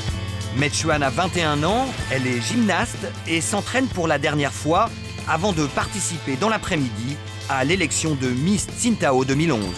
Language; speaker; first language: French; native; French